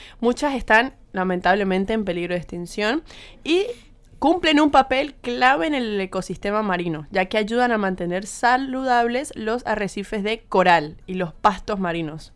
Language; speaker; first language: Spanish; native; Spanish